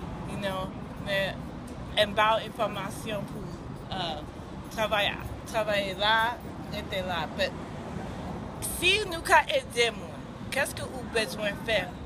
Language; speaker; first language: French; non-native, learner; English